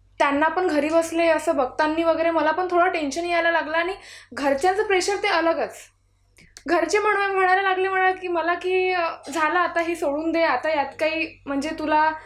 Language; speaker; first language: Marathi; native; Marathi